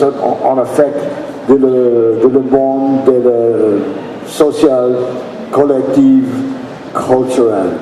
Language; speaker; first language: French; non-native, learner; English